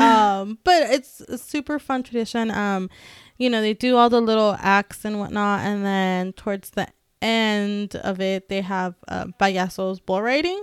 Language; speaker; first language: English; early bilingual, other home language; Spanish